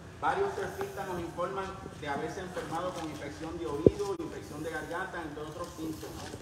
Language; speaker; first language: Spanish; native; Spanish